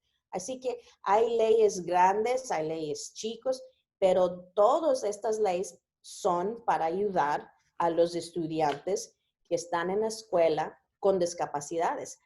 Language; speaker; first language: Spanish; early bilingual, heritage; Spanish